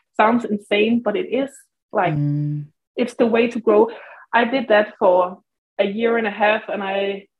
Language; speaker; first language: English; non-native, fluent; Danish